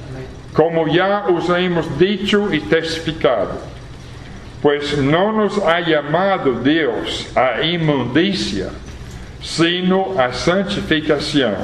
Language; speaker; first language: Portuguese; non-native, fluent; English